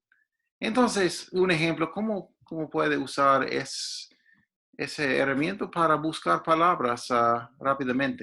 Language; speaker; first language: Spanish; non-native, fluent; English